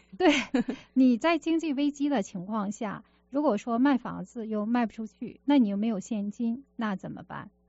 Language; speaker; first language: Chinese; native; Chinese